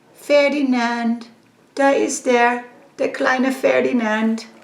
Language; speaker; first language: German; non-native, learner; English